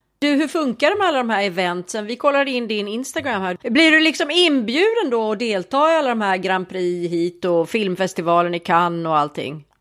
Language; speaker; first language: Swedish; native; Swedish